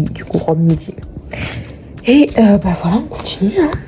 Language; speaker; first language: French; native; French